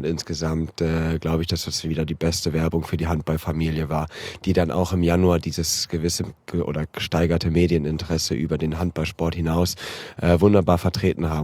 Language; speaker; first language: German; native; German